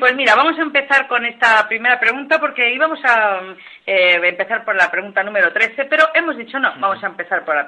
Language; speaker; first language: Spanish; native; Spanish